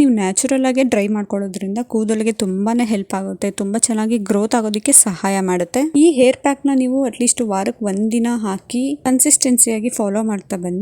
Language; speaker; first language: Kannada; native; Kannada